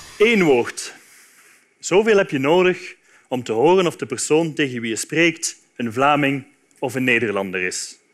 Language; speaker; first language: Dutch; native; Dutch